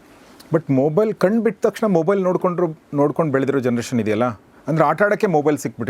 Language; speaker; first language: Kannada; native; Kannada